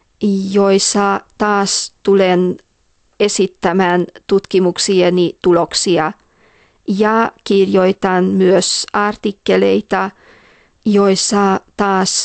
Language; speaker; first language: Finnish; non-native, fluent; Hungarian